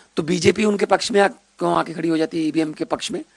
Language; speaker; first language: Hindi; non-native, local second language; Punjabi